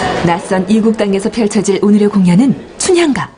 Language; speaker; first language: Korean; native; Korean